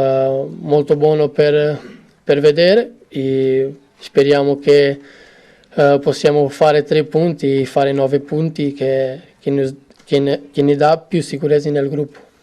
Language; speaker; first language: Italian; non-native, fluent; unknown